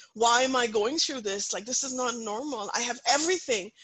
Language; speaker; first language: English; non-native, local second language; Punjabi